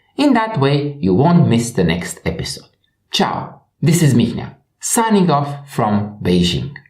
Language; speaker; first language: English; non-native, fluent; Romanian